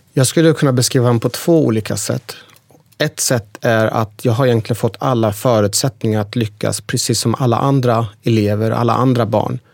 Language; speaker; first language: Swedish; early bilingual, other home language; Persian